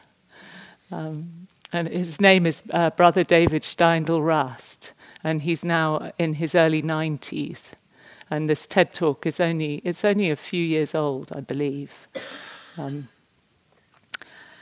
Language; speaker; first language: English; native; English